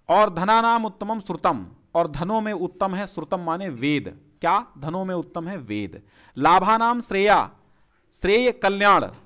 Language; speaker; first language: Hindi; native; Hindi